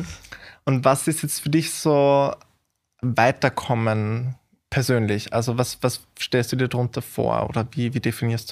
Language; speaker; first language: German; native; German